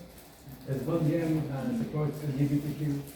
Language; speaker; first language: English; non-native, fluent; French